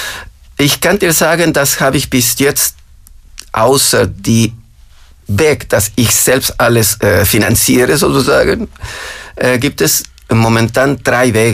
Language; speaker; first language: German; non-native, fluent; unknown